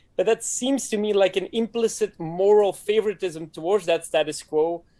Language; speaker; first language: English; non-native, fluent; Dutch